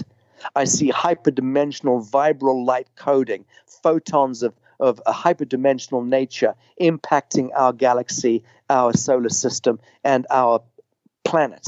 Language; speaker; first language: English; native; English